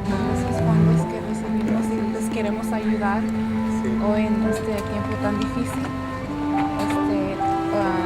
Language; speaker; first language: Spanish; early bilingual, other home language; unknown